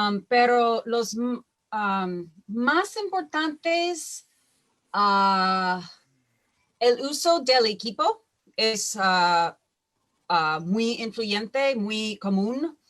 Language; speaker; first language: Spanish; non-native, fluent; English